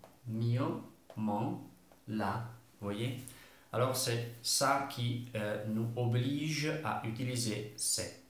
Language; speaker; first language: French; non-native, fluent; Italian